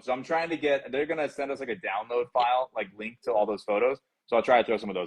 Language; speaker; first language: English; native; English